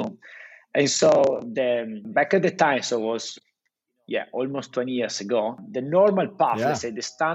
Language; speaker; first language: English; non-native, fluent; Italian